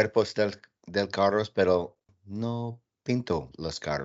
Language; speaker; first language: Spanish; non-native, learner; English